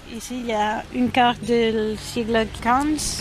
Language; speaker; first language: French; non-native, learner; Catalan